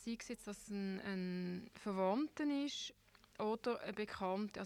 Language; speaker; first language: German; native; German